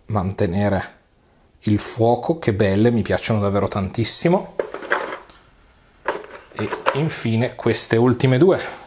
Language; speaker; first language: Italian; native; Italian